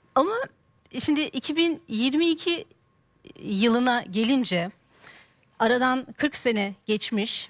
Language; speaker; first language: Turkish; native; Turkish